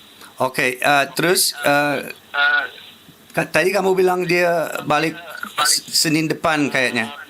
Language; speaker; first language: Indonesian; non-native, fluent; English